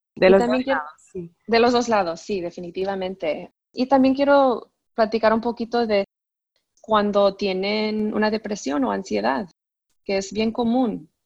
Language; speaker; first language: Spanish; early bilingual, heritage; Spanish